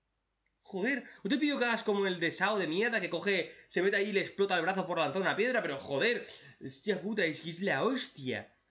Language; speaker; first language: Spanish; native; Spanish